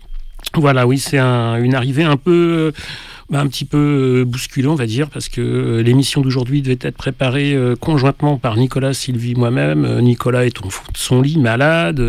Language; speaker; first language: French; native; French